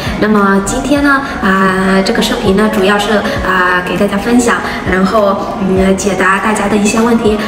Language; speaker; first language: Chinese; non-native, fluent; Vietnamese